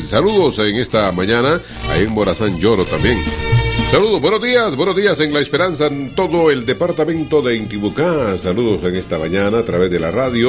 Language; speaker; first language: Spanish; native; Spanish